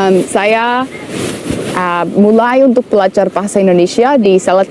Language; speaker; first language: Indonesian; non-native, fluent; English